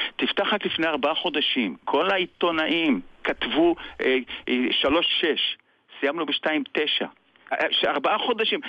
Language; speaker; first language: Hebrew; native; Hebrew